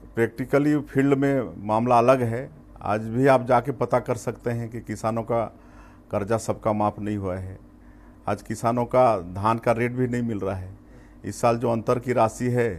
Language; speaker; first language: Hindi; native; Hindi